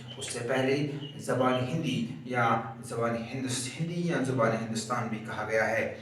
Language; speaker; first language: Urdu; non-native, local second language; Kashmiri